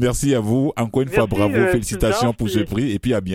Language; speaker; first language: French; native; French